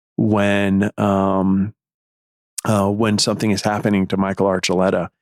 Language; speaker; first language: English; native; English